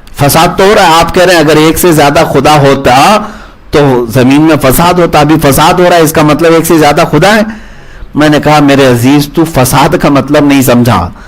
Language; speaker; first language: Urdu; native; Urdu